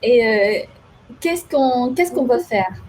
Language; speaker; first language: French; non-native, fluent; Chinese